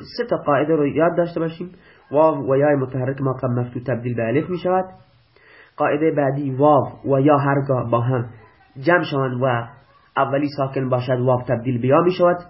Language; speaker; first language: Persian; non-native, local second language; Baluchi